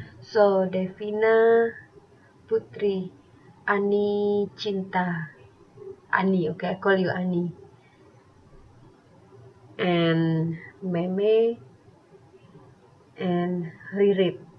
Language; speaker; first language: English; non-native, fluent; Indonesian